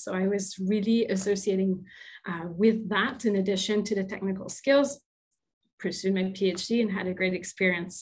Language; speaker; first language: English; non-native, fluent; French